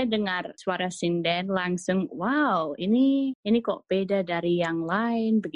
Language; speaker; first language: Indonesian; non-native, fluent; English